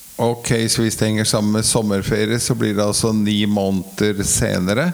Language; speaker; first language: Norwegian; native; Norwegian